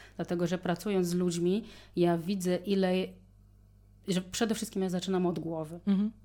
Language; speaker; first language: Polish; non-native, fluent; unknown